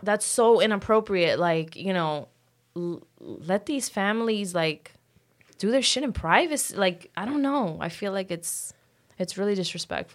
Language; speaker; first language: English; early bilingual, other home language; Spanish